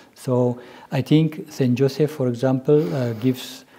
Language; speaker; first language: English; non-native, local second language; Amharic